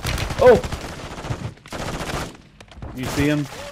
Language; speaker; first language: English; native; English